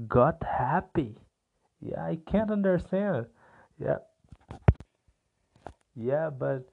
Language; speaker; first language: English; non-native, learner; Portuguese